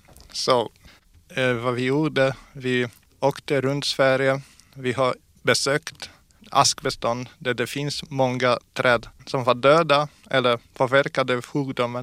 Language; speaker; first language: Swedish; non-native, fluent; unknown